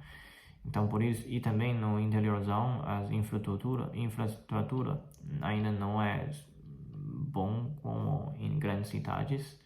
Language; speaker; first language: Portuguese; non-native, fluent; Chinese